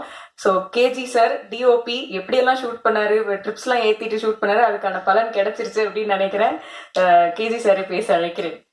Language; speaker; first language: Tamil; native; Tamil